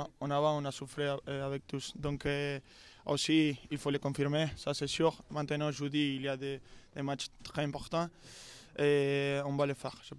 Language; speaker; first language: French; non-native, learner; Spanish